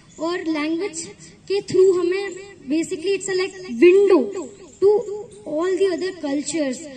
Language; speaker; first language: Hindi; native; Hindi